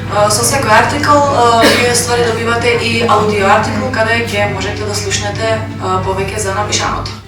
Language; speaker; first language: Macedonian; native; Macedonian